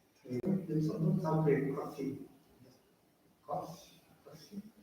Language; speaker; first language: English; non-native, learner; Portuguese